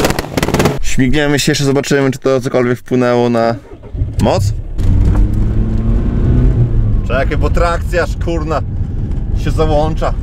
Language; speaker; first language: Polish; native; Polish